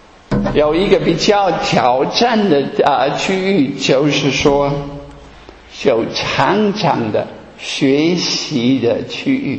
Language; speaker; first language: Chinese; non-native, fluent; German